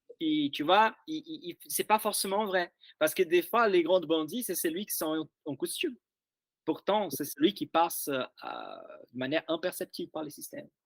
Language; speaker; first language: French; non-native, fluent; Portuguese